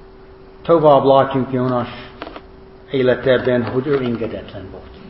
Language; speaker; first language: Hungarian; non-native, fluent; English